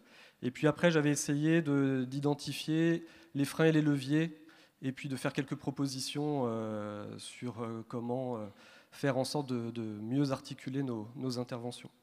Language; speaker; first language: French; native; French